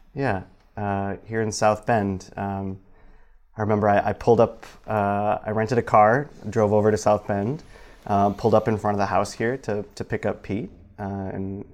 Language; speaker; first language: English; native; English